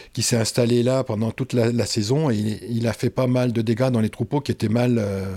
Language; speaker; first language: French; native; French